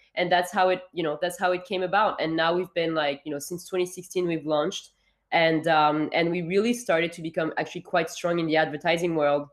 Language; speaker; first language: English; non-native, fluent; French